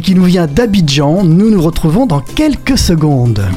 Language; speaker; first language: French; native; French